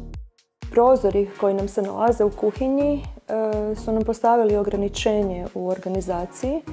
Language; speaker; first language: Croatian; native; Croatian